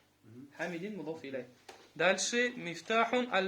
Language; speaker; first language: Arabic; non-native, fluent; Russian